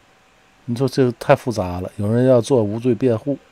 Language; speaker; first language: Chinese; native; Chinese